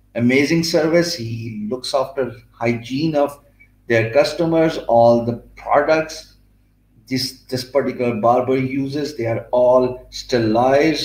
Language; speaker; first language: English; non-native, local second language; Urdu